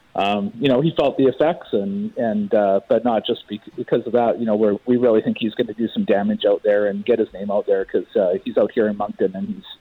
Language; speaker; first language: English; native; English